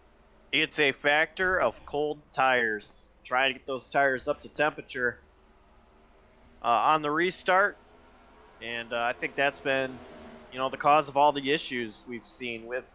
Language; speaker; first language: English; native; English